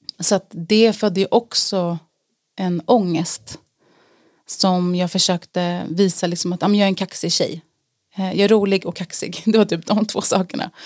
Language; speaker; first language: Swedish; native; Swedish